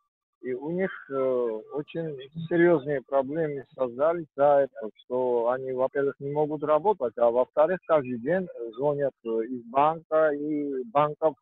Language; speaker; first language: Russian; non-native, fluent; Georgian